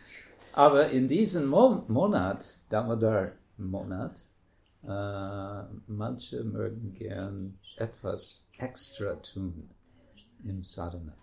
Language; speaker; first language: German; non-native, fluent; English